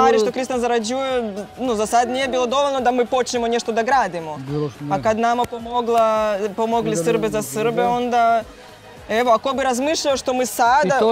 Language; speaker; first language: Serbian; non-native, learner; Russian